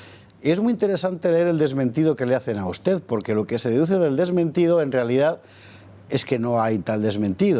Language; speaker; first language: Spanish; native; Spanish